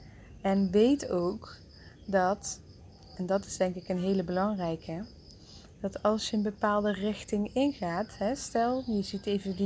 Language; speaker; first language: Dutch; native; Dutch